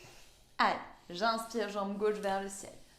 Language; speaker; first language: French; native; French